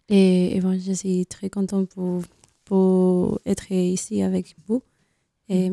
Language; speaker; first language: French; non-native, learner; Spanish